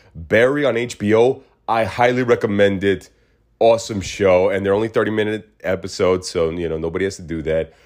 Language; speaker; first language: English; native; English